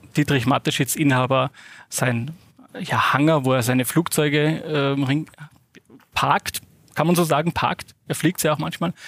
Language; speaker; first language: German; native; German